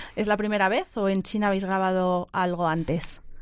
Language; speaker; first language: Spanish; native; Spanish